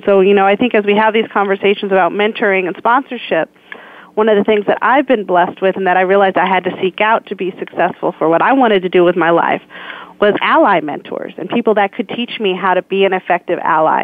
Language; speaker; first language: English; native; English